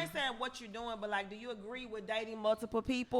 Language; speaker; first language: English; native; English